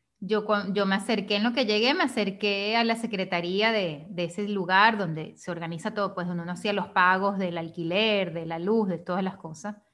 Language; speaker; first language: Spanish; native; Spanish